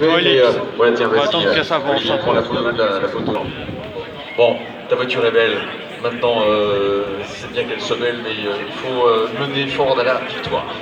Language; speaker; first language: French; native; French